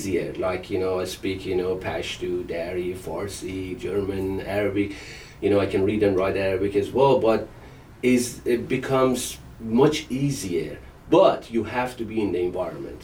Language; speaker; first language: English; non-native, fluent; Persian